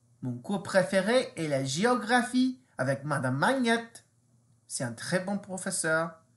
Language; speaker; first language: French; non-native, fluent; English